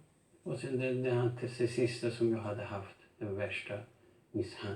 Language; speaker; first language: Swedish; non-native, fluent; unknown